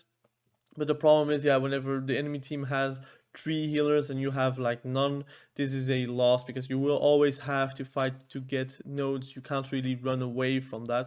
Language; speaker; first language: English; non-native, fluent; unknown